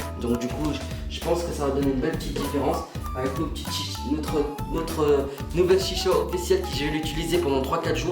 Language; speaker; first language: French; native; French